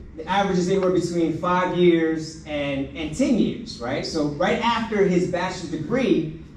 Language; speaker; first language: English; native; English